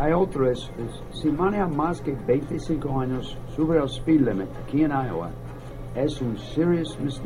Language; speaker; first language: Spanish; non-native, learner; English